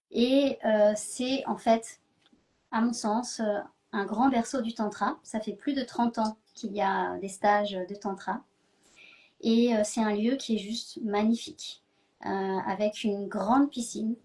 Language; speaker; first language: French; native; French